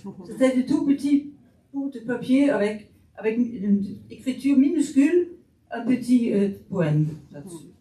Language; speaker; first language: French; non-native, fluent; Faroese